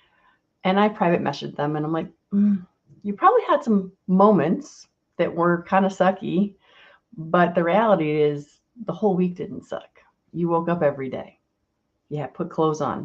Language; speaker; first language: English; native; English